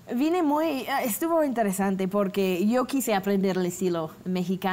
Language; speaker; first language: Spanish; non-native, fluent; English